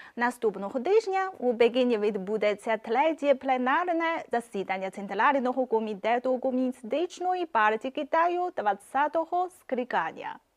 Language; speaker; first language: Ukrainian; non-native, fluent; Chinese